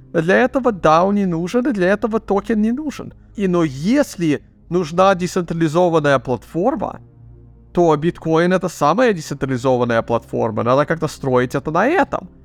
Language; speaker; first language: Russian; early bilingual, heritage; Russian